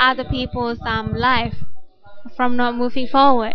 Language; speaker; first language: English; non-native, fluent; Indonesian